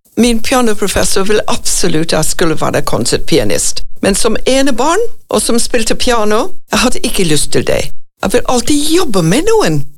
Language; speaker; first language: Norwegian; non-native, fluent; English